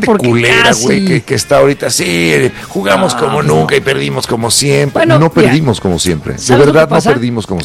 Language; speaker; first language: Spanish; native; Spanish